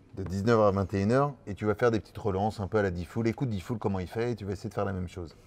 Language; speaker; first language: French; native; French